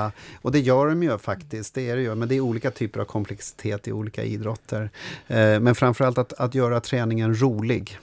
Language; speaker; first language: Swedish; native; Swedish